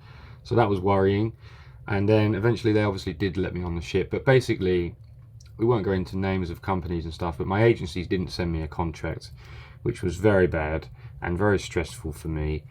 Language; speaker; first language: English; native; English